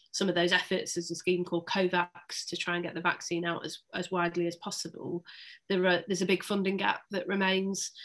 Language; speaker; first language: English; native; English